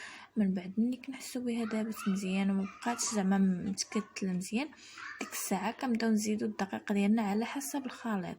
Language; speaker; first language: Arabic; native; Arabic